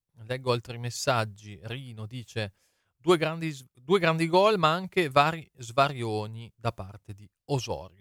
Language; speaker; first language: Italian; native; Italian